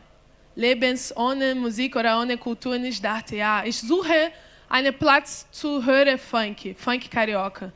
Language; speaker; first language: German; non-native, learner; Portuguese